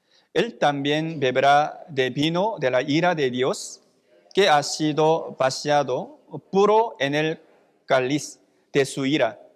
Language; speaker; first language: Spanish; non-native, fluent; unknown